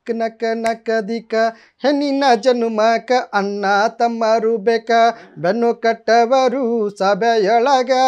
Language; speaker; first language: Kannada; native; Kannada